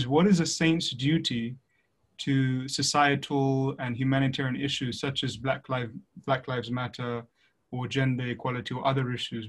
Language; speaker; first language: English; native; English